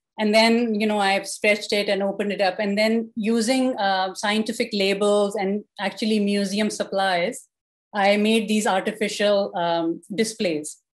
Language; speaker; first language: English; non-native, local second language; Urdu